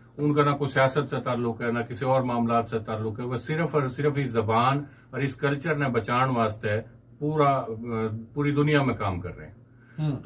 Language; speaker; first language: Urdu; non-native, local second language; Haryanvi